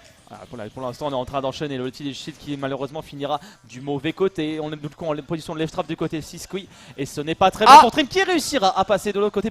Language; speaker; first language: French; native; French